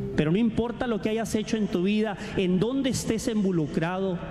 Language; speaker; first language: Spanish; native; Spanish